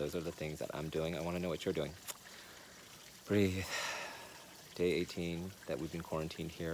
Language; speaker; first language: English; native; English